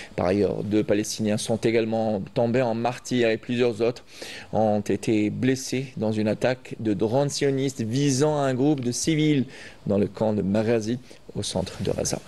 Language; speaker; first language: French; non-native, local second language; Arabic